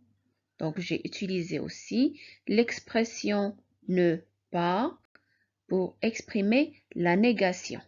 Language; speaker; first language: French; non-native, local second language; Arabic